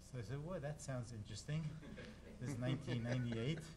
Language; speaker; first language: English; native; English